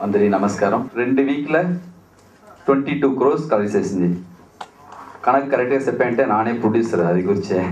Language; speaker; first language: Telugu; non-native, learner; Tamil